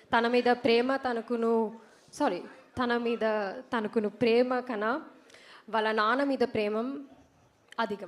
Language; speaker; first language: Telugu; non-native, learner; Malayalam